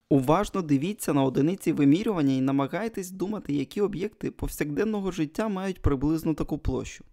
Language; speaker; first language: Ukrainian; non-native, local second language; Russian